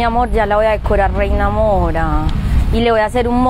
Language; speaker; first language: Spanish; native; Spanish